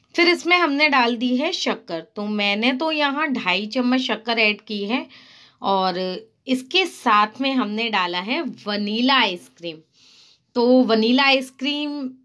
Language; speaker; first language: Hindi; native; Hindi